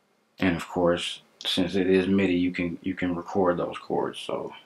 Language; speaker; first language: English; native; English